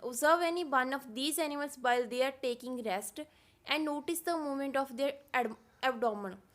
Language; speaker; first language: English; non-native, local second language; Punjabi